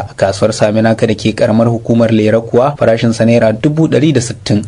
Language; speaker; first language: Hausa; native; Hausa